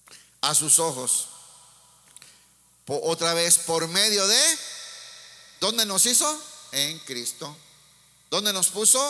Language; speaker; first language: Spanish; native; Spanish